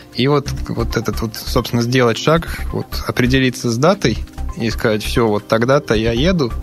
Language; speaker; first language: Russian; non-native, fluent; Serbian